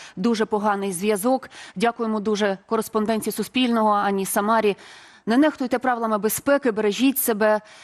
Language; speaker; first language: Ukrainian; native; Ukrainian